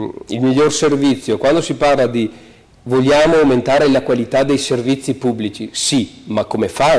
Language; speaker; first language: Italian; native; Italian